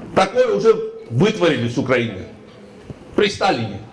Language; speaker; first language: Russian; non-native, local second language; Georgian